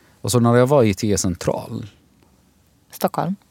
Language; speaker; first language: Swedish; non-native, fluent; Arabic